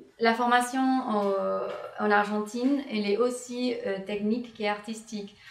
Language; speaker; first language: French; non-native, fluent; Spanish